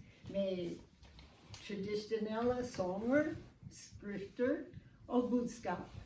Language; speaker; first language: Swedish; non-native, learner; English